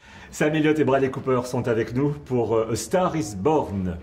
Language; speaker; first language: French; native; French